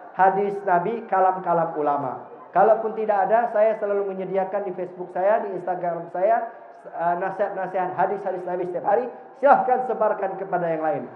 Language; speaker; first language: Indonesian; native; Indonesian